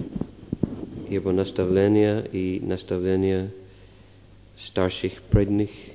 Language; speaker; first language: Russian; non-native, fluent; English